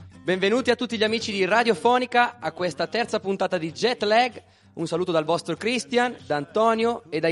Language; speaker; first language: Italian; native; Italian